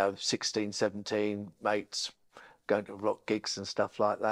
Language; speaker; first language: English; native; English